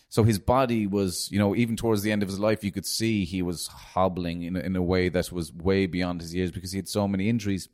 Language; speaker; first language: English; native; English